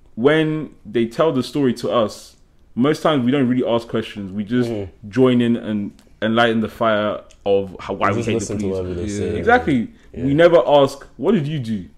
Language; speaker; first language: English; native; English